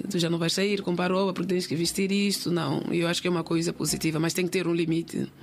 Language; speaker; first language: Portuguese; native; Portuguese